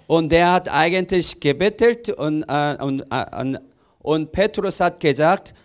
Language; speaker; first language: German; non-native, learner; Korean